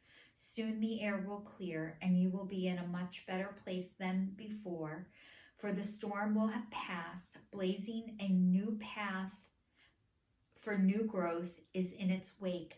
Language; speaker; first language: English; native; English